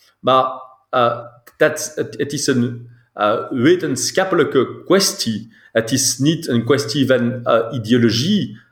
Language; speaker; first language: Dutch; non-native, local second language; French